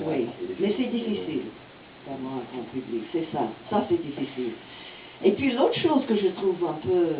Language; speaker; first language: French; non-native, fluent; English